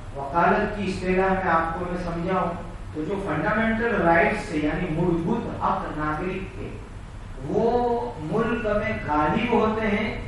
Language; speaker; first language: Urdu; native; Urdu